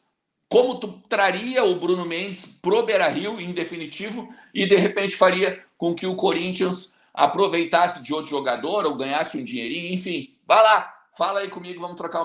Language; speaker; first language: Portuguese; native; Portuguese